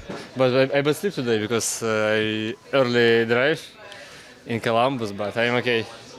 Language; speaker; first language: English; non-native, learner; Russian